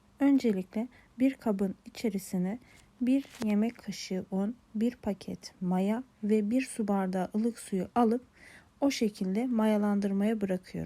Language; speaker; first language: Turkish; native; Turkish